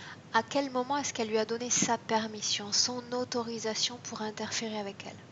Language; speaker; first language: French; native; French